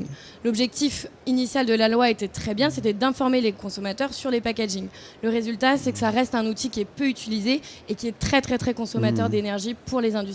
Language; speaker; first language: French; native; French